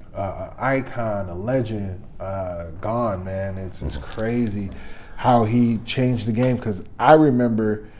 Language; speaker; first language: English; native; English